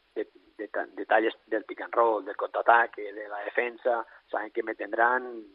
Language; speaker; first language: Spanish; native; Spanish